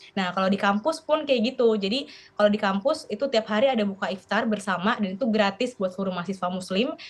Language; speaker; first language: Indonesian; native; Indonesian